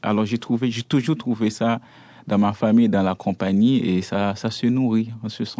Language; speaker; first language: French; non-native, local second language; Haitian Creole